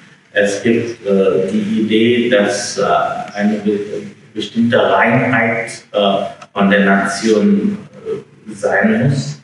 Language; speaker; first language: German; non-native, fluent; English